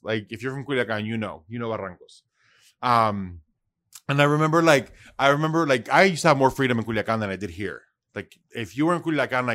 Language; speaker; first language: English; early bilingual, other home language; Spanish